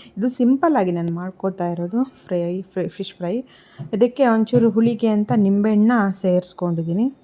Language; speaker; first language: Kannada; non-native, local second language; Konkani